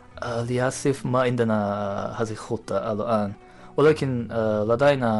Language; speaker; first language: Arabic; non-native, learner; Japanese